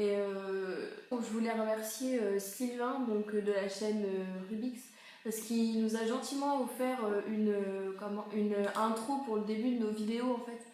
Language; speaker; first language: French; native; French